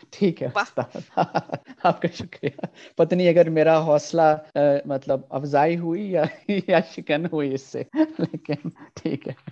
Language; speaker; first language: Urdu; early bilingual, heritage; Urdu